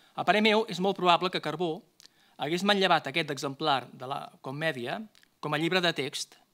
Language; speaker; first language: Catalan; native; Catalan